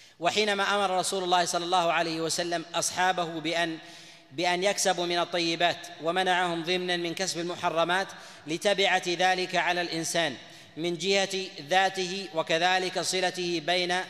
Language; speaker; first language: Arabic; native; Arabic